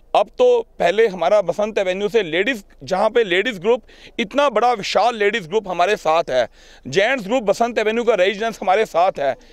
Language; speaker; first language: Hindi; non-native, local second language; Punjabi